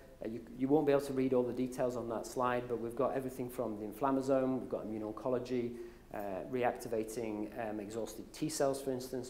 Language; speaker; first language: English; native; English